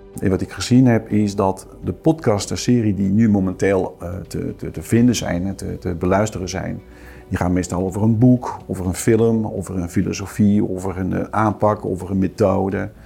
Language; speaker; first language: Dutch; non-native, fluent; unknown